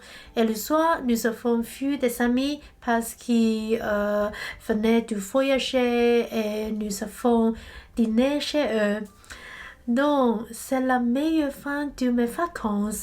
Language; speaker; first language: French; non-native, learner; Cantonese